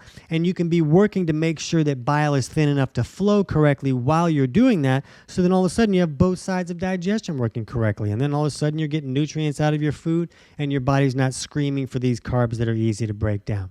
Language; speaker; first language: English; native; English